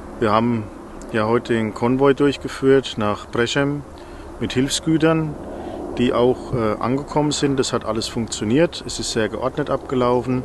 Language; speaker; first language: German; native; German